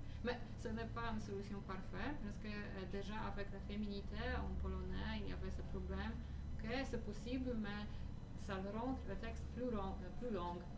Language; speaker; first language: French; non-native, fluent; Polish